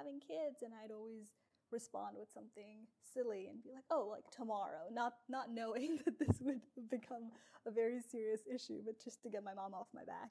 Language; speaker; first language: English; non-native, local second language; Urdu